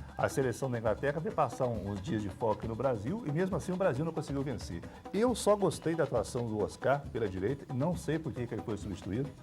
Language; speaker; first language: Portuguese; native; Portuguese